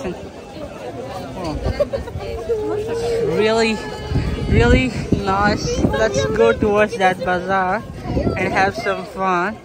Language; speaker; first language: English; non-native, local second language; Urdu